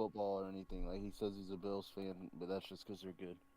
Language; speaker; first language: English; native; English